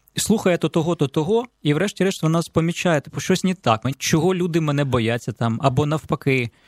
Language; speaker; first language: Ukrainian; native; Ukrainian